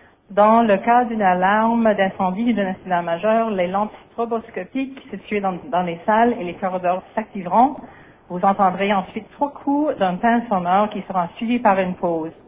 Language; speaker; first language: French; native; French